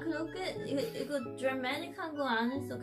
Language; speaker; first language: Korean; non-native, learner; Dutch